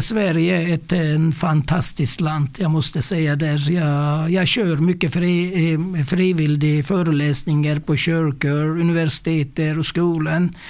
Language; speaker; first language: Swedish; non-native, fluent; Turkish